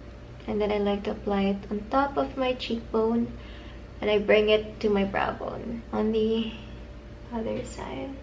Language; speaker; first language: English; non-native, local second language; Filipino